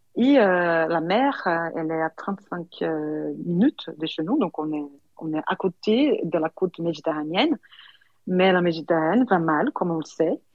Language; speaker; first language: French; non-native, fluent; Portuguese